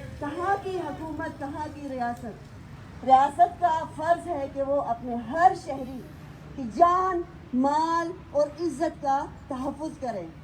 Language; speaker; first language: Urdu; non-native, local second language; Hazaragi